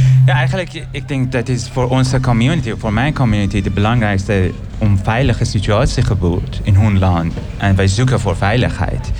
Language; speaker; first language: Dutch; non-native, learner; Persian